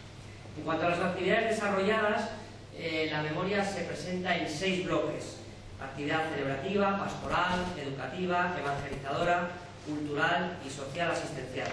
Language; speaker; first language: Spanish; native; Spanish